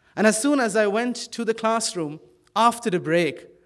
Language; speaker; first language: English; early bilingual, other home language; Dutch